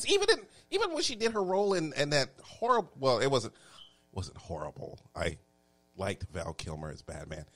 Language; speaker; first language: English; native; English